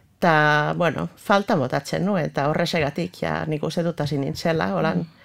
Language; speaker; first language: Basque; non-native, fluent; Finnish